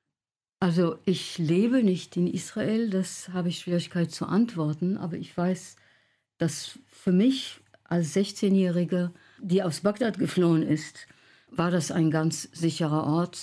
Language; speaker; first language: German; non-native, fluent; Arabic